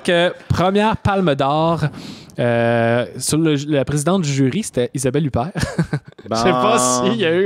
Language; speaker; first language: French; native; French